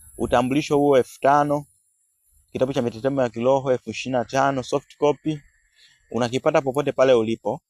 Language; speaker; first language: Swahili; native; Swahili